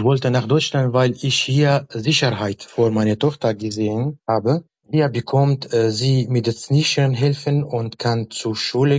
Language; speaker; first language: German; non-native, learner; Arabic